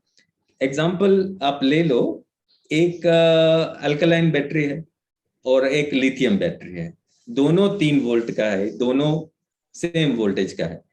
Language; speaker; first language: Hindi; native; Hindi